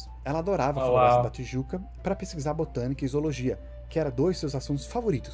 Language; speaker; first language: Portuguese; native; Portuguese